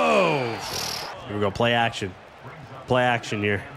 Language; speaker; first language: English; native; English